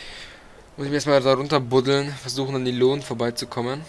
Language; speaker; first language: German; native; German